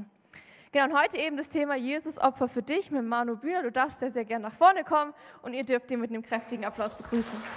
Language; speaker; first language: German; native; German